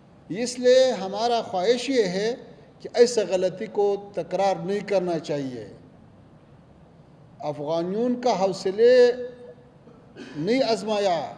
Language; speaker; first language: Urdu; non-native, fluent; Pashto